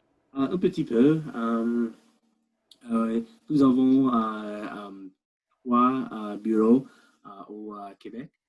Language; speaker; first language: French; non-native, learner; English